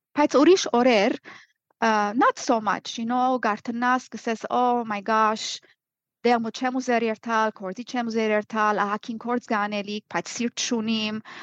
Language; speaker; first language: Armenian; early bilingual, heritage; Armenian